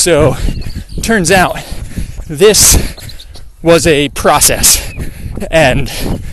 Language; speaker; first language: English; native; English